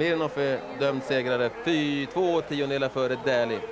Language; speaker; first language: Swedish; native; Swedish